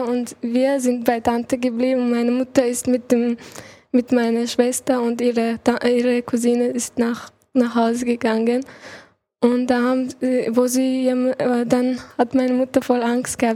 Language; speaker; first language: German; early bilingual, other home language; Chechen